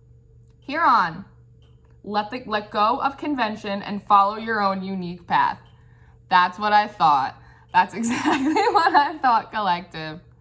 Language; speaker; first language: English; native; English